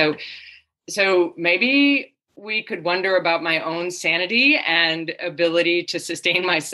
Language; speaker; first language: English; native; English